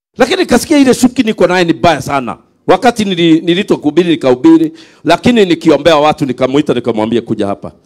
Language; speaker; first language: Swahili; non-native, local second language; Kikuyu